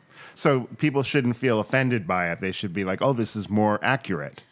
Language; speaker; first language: English; native; English